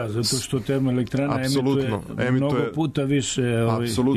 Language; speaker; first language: Serbian; native; Serbian